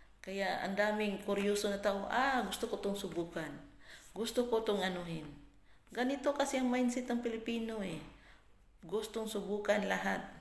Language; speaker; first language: Filipino; non-native, local second language; Cebuano